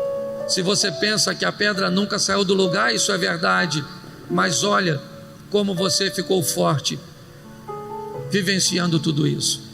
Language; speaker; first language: Portuguese; native; Portuguese